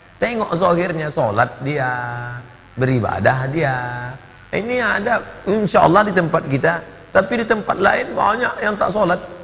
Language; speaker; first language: Indonesian; native; Indonesian